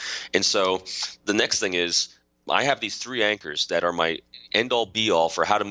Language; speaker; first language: English; native; English